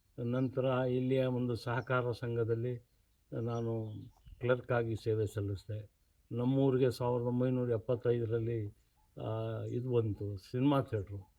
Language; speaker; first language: Kannada; non-native, local second language; Urdu